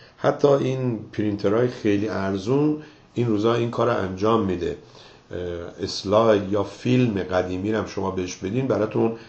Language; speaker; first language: Persian; native; Persian